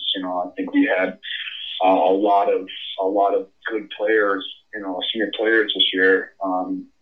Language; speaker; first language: English; native; English